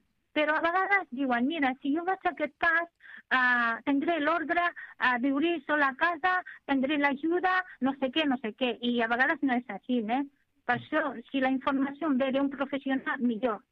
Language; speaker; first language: Catalan; non-native, fluent; Arabic